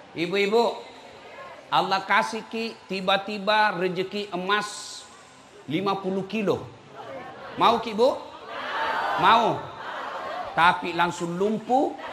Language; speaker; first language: Indonesian; non-native, local second language; Buginese